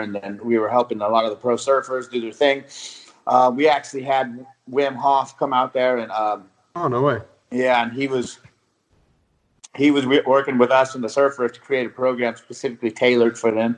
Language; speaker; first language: English; native; English